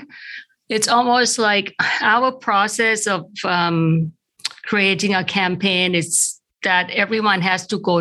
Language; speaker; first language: English; non-native, fluent; Thai